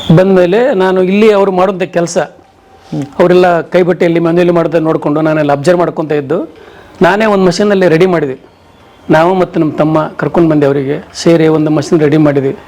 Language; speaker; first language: Kannada; native; Kannada